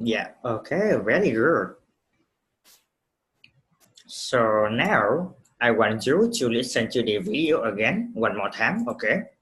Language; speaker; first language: English; non-native, fluent; Vietnamese